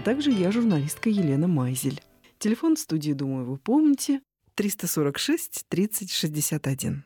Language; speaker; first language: Russian; native; Russian